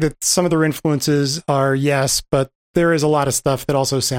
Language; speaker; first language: English; native; English